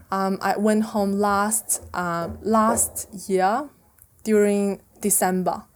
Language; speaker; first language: English; non-native, fluent; Chinese